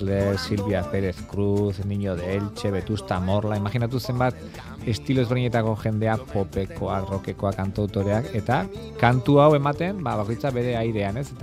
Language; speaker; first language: Basque; native; Basque